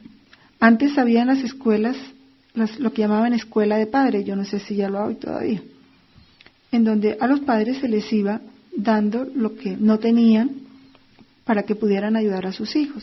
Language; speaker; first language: Spanish; native; Spanish